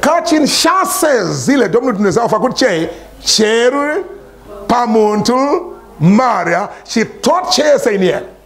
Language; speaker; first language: Romanian; non-native, learner; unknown